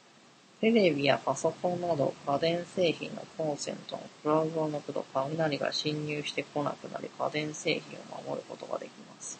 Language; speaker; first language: Japanese; native; Japanese